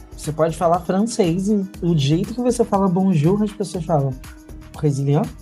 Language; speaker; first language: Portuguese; native; Portuguese